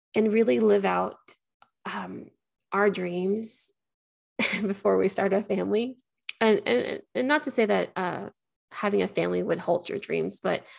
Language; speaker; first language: English; native; English